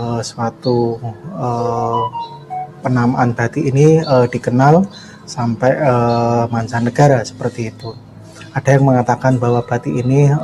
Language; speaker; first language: Indonesian; native; Indonesian